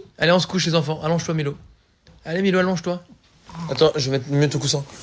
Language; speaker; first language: French; native; French